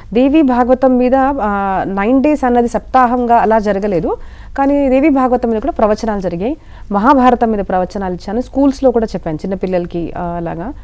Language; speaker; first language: Telugu; non-native, local second language; Marathi